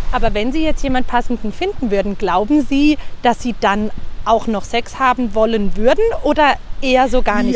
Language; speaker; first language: German; native; German